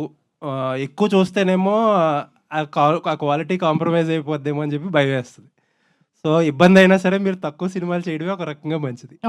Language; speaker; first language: Telugu; native; Telugu